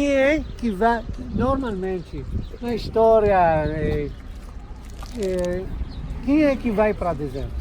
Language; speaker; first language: Portuguese; non-native, learner; Hebrew